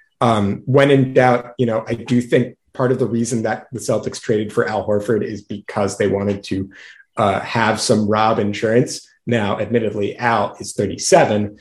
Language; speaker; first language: English; native; English